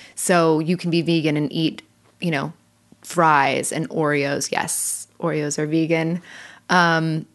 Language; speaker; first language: English; native; English